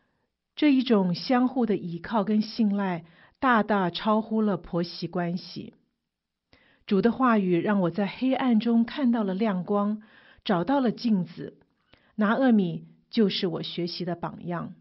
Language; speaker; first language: Chinese; native; Chinese